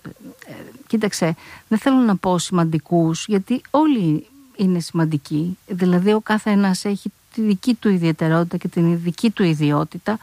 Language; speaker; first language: Greek; native; Greek